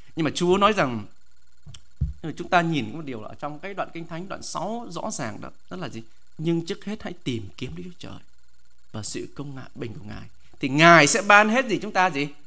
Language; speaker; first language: Vietnamese; native; Vietnamese